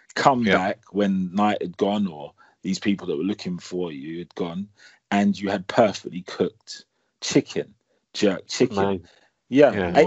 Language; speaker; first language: English; native; English